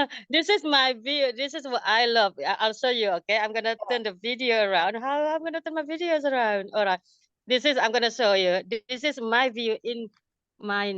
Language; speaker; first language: English; non-native, fluent; Indonesian